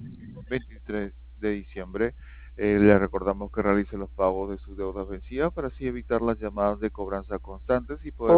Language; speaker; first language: Spanish; native; Spanish